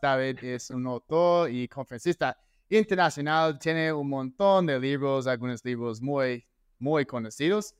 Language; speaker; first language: Spanish; non-native, fluent; English